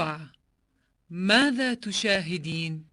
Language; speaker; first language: Arabic; non-native, learner; Indonesian